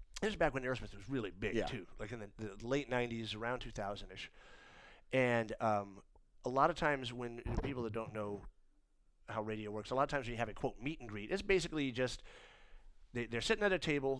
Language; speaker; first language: English; native; English